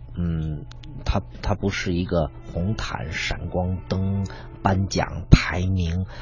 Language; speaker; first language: Chinese; native; Chinese